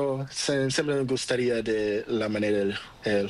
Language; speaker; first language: Spanish; non-native, fluent; Portuguese